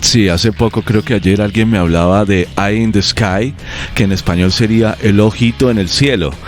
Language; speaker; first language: Spanish; native; Spanish